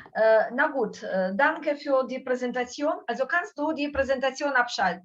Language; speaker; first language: German; non-native, fluent; Ukrainian